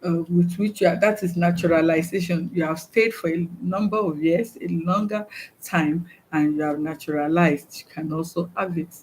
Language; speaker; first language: English; non-native, local second language; Yoruba